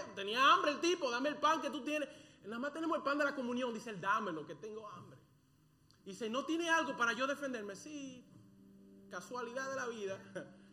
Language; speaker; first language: Spanish; early bilingual, other home language; English